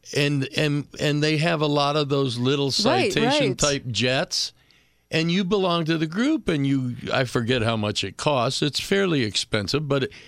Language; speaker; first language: English; native; English